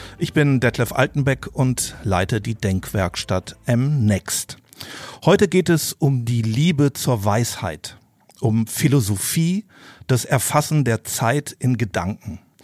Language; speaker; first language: German; native; German